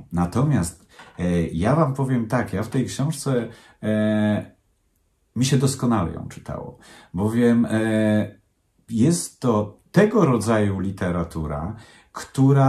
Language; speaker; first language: Polish; native; Polish